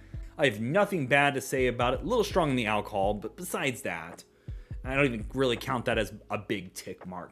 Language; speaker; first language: English; native; English